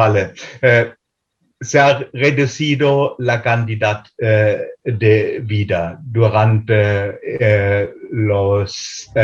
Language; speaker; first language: Spanish; non-native, fluent; German